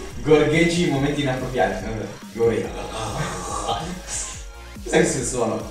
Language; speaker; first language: Italian; native; Italian